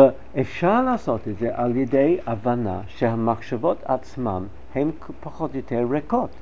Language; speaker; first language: Hebrew; non-native, fluent; English